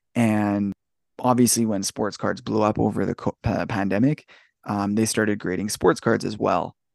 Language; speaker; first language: English; native; English